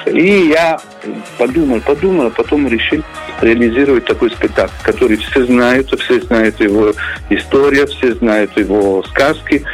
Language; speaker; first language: Russian; non-native, learner; Italian